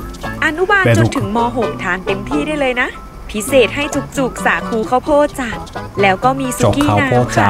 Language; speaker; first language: Thai; native; Thai